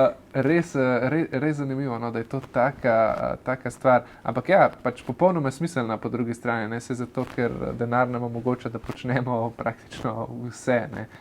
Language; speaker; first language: Slovenian; native; Slovenian